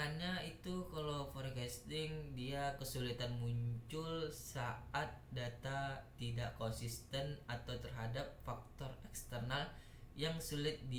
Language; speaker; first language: Indonesian; native; Indonesian